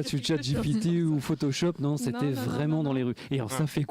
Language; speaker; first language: French; native; French